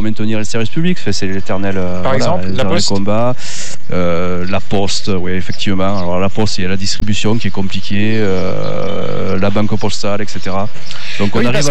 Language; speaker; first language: French; native; French